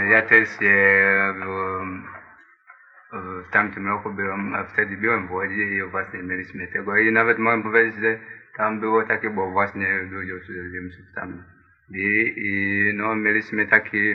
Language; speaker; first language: Polish; non-native, learner; Swahili